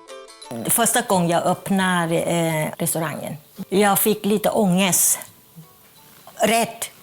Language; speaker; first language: Swedish; non-native, fluent; Thai